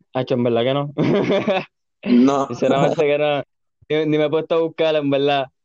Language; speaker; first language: Spanish; native; Spanish